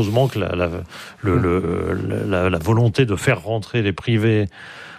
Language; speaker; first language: French; native; French